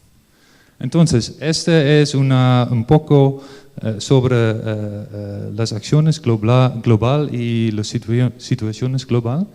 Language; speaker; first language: Spanish; non-native, learner; Dutch